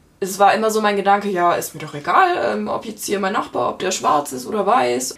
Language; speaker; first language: German; native; German